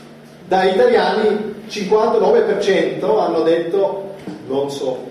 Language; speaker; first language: Italian; non-native, fluent; German